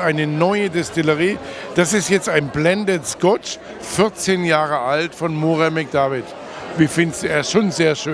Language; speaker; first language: German; native; German